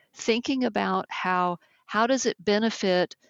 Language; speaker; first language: English; native; English